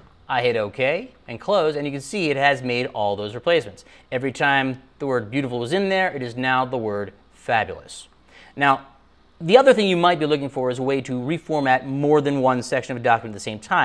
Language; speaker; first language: English; native; English